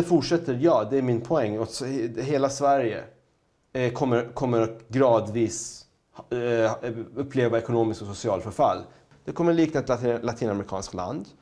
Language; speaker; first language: Swedish; early bilingual, other home language; Persian